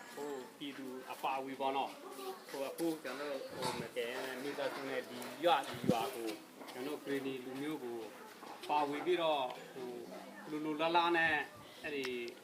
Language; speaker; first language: Burmese; non-native, local second language; Western Kayah